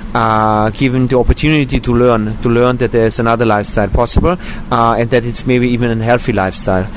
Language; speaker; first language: English; non-native, fluent; German